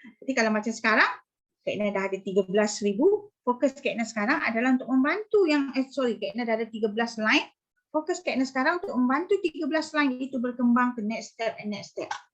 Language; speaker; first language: Malay; native; Malay